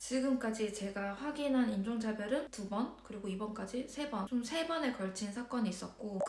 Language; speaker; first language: Korean; native; Korean